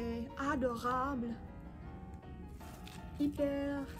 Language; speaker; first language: French; non-native, learner; English